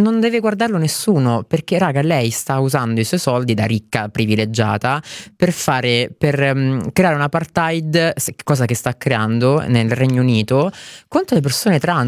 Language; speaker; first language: Italian; native; Italian